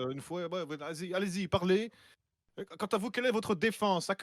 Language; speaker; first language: French; native; French